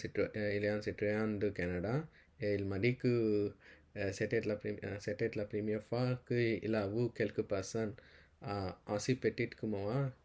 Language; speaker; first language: French; non-native, learner; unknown